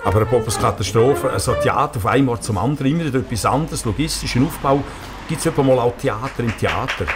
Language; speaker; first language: German; native; German